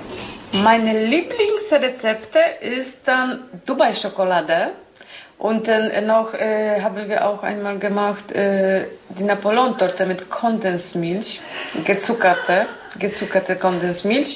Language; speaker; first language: German; non-native, learner; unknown